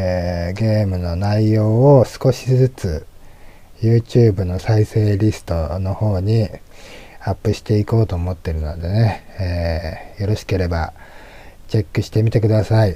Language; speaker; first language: Japanese; native; Japanese